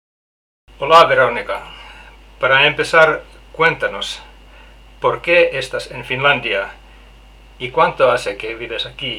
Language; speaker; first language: Spanish; non-native, learner; Finnish